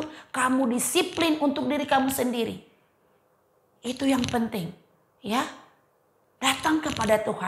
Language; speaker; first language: Indonesian; native; Indonesian